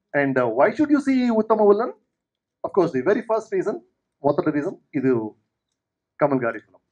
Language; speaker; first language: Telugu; non-native, local second language; Kannada